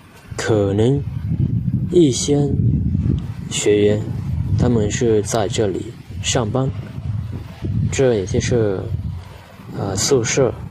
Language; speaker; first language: Chinese; non-native, fluent; Hmong